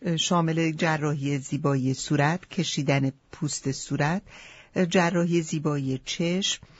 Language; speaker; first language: Persian; native; Persian